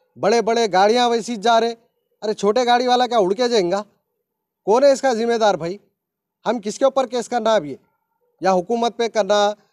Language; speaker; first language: Hindi; native; Hindi